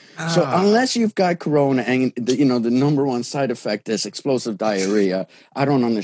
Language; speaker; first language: English; early bilingual, other home language; Portuguese